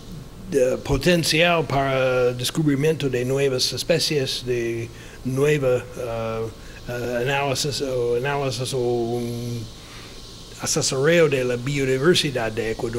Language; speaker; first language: Spanish; non-native, fluent; English